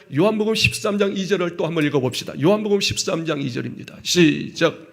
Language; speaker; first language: Korean; native; Korean